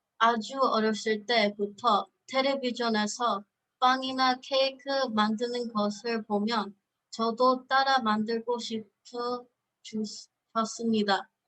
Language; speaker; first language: Korean; early bilingual, heritage; Korean